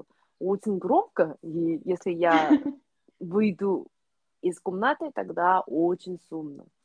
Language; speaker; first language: Russian; non-native, learner; Korean